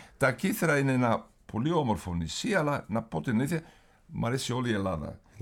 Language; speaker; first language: Greek; early bilingual, heritage; Greek